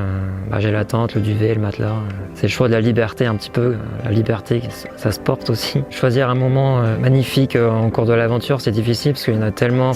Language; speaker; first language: French; native; French